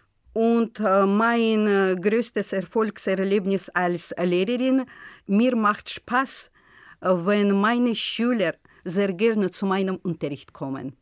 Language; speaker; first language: German; non-native, fluent; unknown